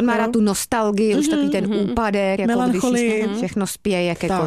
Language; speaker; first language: Czech; native; Czech